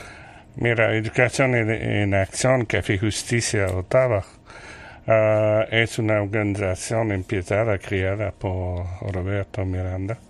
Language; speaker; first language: Spanish; non-native, learner; French